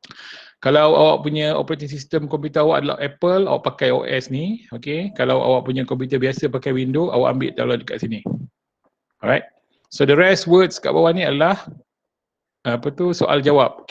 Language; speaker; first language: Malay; native; Malay